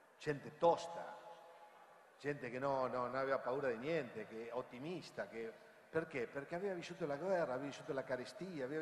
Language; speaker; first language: Italian; non-native, fluent; Spanish